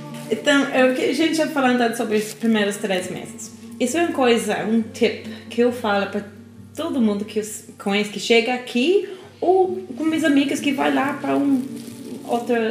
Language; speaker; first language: Portuguese; non-native, learner; English